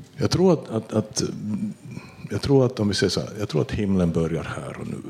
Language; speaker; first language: Swedish; native; Swedish